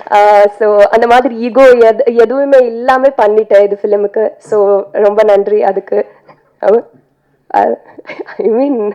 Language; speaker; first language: Tamil; non-native, learner; Telugu